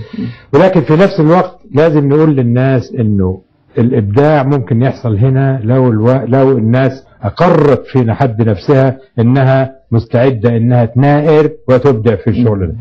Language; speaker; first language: Arabic; native; Arabic